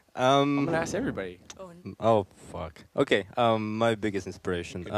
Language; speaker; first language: English; non-native, fluent; Slovak